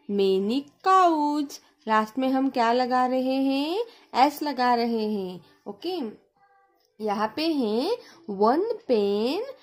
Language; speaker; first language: Hindi; non-native, local second language; Marathi